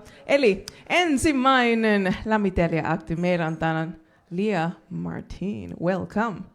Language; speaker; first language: Finnish; non-native, fluent; English